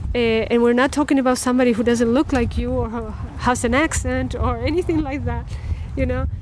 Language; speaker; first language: English; non-native, fluent; Spanish